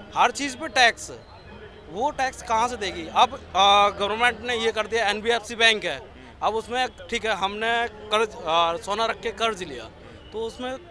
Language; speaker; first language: Hindi; native; Hindi